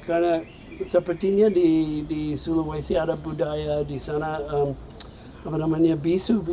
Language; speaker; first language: Indonesian; non-native, fluent; English